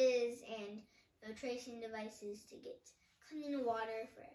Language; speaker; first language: English; native; English